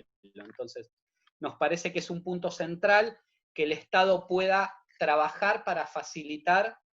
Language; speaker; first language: Spanish; native; Spanish